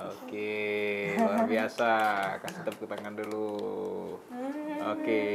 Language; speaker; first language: Indonesian; native; Indonesian